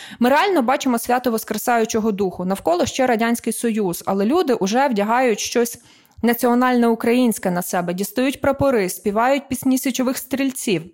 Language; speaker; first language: Ukrainian; native; Ukrainian